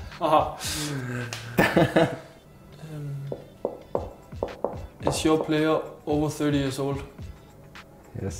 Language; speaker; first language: English; non-native, fluent; Danish